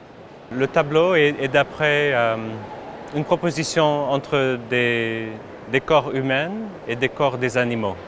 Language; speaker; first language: French; non-native, fluent; English